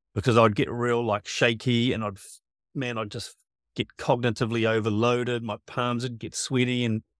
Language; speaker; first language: English; native; English